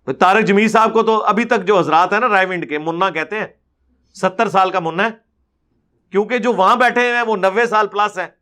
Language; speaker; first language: Urdu; non-native, local second language; Punjabi